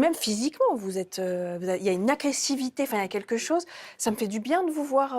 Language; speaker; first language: French; native; French